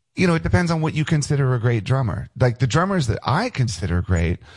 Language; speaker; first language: English; native; English